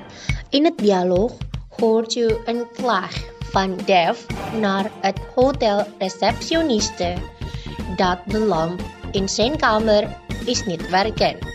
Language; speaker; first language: Dutch; non-native, learner; Indonesian